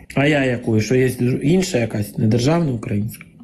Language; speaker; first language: Ukrainian; non-native, local second language; Russian